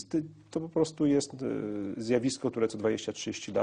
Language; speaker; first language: Polish; native; Polish